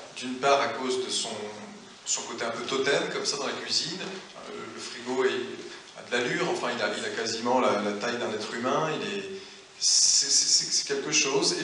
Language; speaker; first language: French; native; French